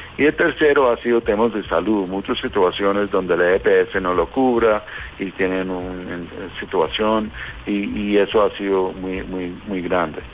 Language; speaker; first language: Spanish; non-native, fluent; English